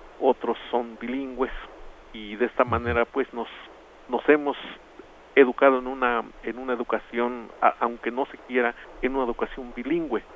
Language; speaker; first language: Spanish; non-native, local second language; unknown